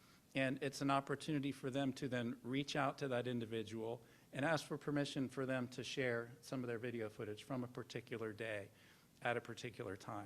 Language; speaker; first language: English; native; English